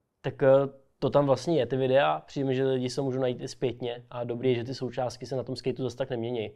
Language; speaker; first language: Czech; native; Czech